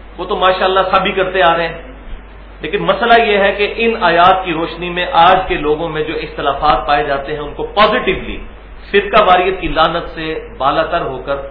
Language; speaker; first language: Urdu; non-native, local second language; Punjabi